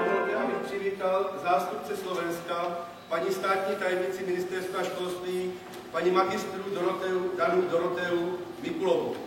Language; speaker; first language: Czech; native; Czech